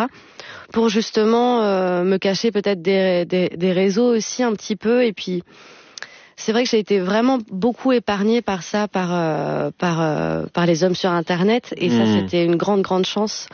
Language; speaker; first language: French; native; French